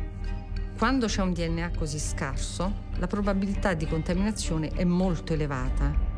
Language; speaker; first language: Italian; native; Italian